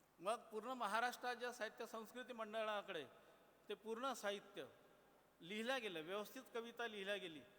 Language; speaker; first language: Marathi; non-native, local second language; Gondi